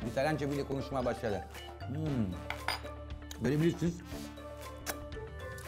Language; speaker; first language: Turkish; non-native, fluent; Italian